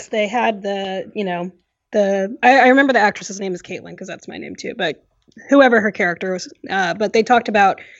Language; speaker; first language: English; native; English